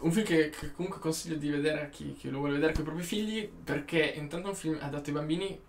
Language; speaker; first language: Italian; native; Italian